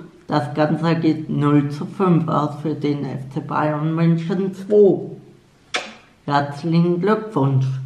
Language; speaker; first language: German; native; German